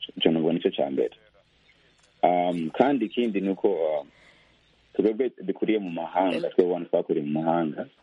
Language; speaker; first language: Rundi; early bilingual, heritage; Rundi